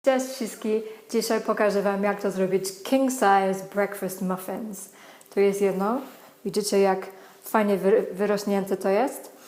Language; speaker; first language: Polish; non-native, learner; English